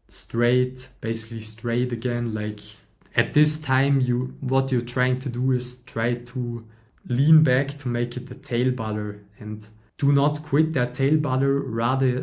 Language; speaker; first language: English; non-native, fluent; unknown